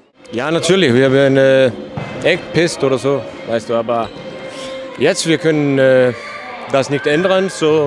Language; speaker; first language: German; non-native, learner; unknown